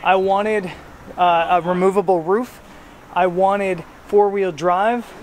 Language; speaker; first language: English; native; English